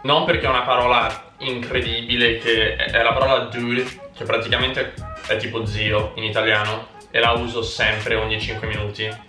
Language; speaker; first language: Italian; early bilingual, heritage; Italian